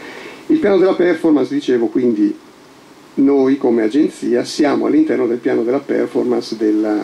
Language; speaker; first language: Italian; native; Italian